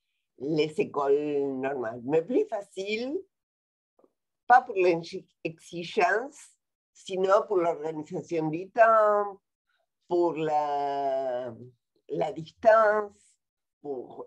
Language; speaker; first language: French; non-native, fluent; Spanish